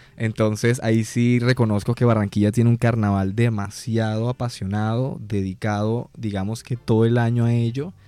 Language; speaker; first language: Spanish; native; Spanish